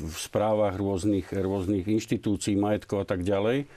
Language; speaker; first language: Slovak; native; Slovak